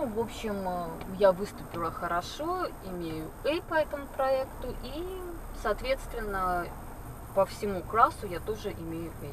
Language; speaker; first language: Russian; native; Russian